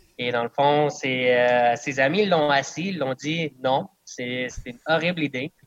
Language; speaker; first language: French; non-native, local second language; English